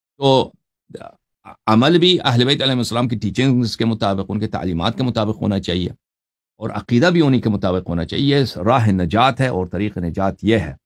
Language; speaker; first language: Urdu; native; Urdu